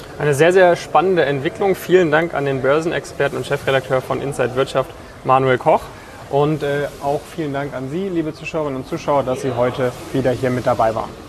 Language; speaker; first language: German; native; German